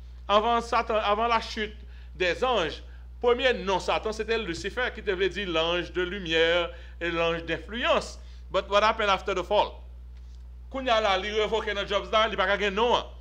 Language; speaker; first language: French; native; French